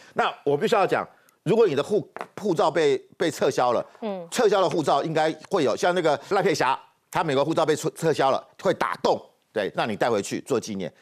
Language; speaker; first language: Chinese; native; Chinese